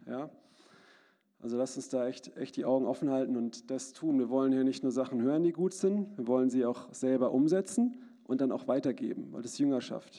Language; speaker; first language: German; native; German